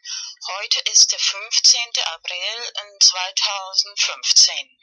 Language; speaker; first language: German; non-native, learner; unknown